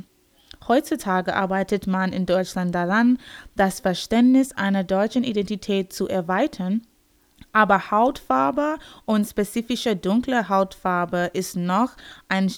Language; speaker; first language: German; non-native, learner; English